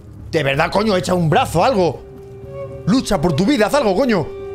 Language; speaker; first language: Spanish; native; Spanish